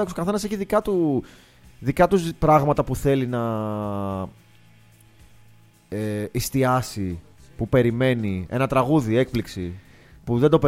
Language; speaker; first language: Greek; native; Greek